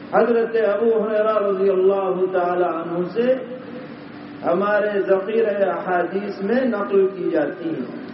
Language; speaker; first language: Urdu; native; Urdu